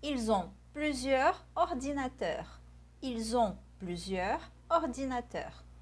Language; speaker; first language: French; non-native, fluent; Portuguese